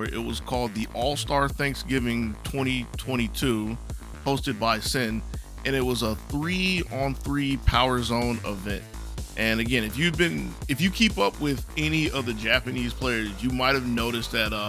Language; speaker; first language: English; native; English